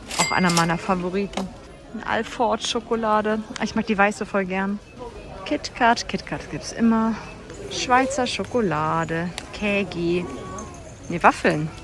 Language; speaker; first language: German; native; German